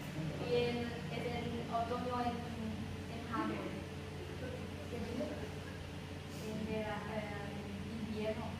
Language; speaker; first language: Spanish; non-native, learner; Vietnamese